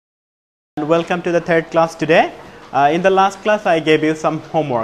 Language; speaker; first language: English; non-native, fluent; Bangla